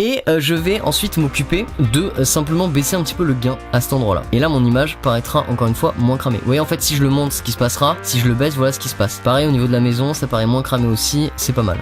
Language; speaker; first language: French; native; French